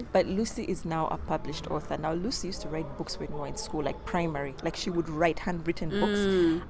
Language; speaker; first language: English; non-native, local second language; Ganda